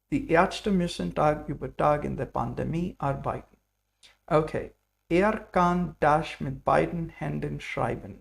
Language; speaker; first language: German; non-native, fluent; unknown